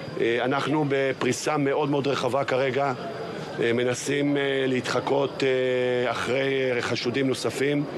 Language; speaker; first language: Hebrew; native; Hebrew